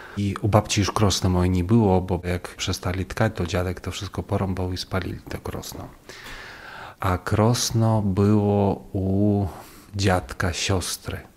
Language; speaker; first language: Polish; early bilingual, heritage; Polish